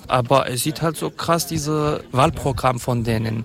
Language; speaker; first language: German; non-native, fluent; Kurdish